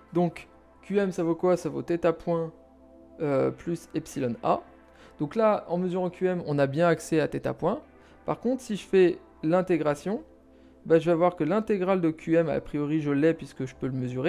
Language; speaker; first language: French; native; French